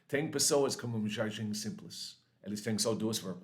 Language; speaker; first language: Portuguese; non-native, learner; English